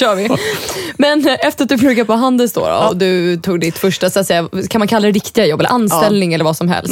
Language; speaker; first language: Swedish; native; Swedish